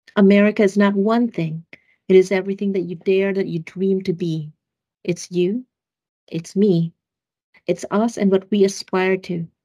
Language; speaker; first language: English; early bilingual, other home language; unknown